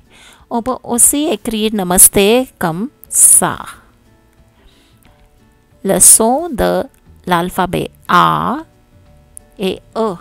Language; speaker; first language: French; non-native, learner; Hindi